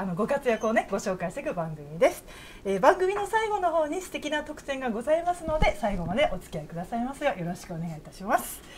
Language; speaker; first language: Japanese; native; Japanese